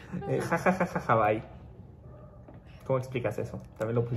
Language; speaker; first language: Spanish; native; Spanish